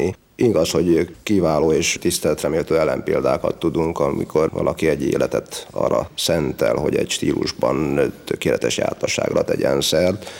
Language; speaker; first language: Hungarian; native; Hungarian